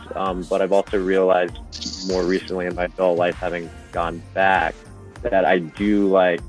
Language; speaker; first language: English; non-native, fluent; Japanese